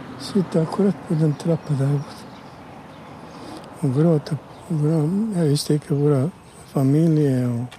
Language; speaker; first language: Norwegian; non-native, learner; Bosnian